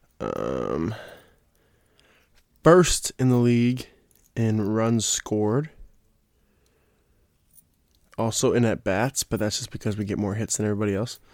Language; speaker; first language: English; native; English